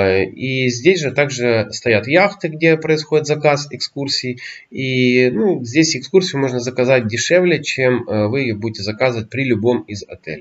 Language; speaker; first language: Russian; native; Russian